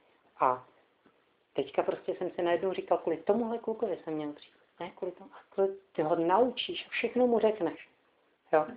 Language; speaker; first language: Czech; native; Czech